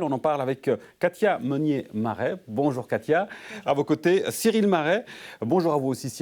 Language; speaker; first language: French; native; French